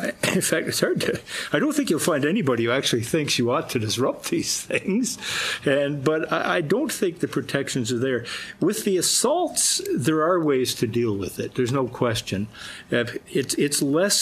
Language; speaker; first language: English; native; English